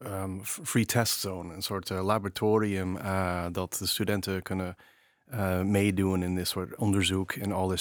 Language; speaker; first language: Dutch; non-native, fluent; English